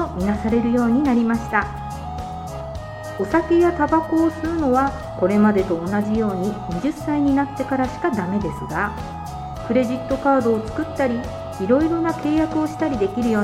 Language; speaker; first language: Japanese; native; Japanese